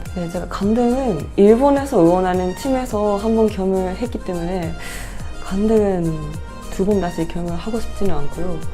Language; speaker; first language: Korean; non-native, fluent; Japanese